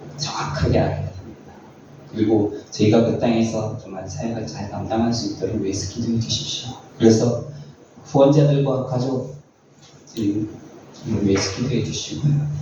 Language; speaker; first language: Korean; native; Korean